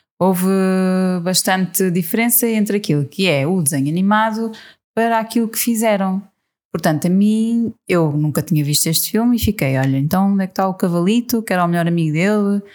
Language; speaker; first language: Portuguese; native; Portuguese